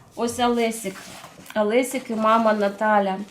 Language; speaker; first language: Ukrainian; non-native, local second language; Russian